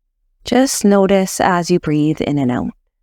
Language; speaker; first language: English; native; English